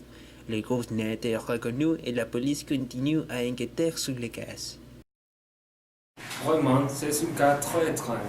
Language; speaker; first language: French; non-native, learner; Spanish